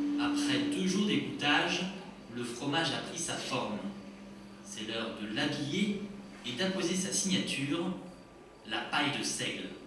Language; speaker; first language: French; native; French